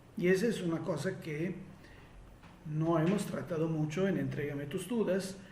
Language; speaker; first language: Spanish; non-native, fluent; Italian